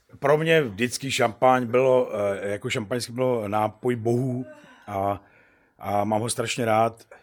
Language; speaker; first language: Czech; native; Czech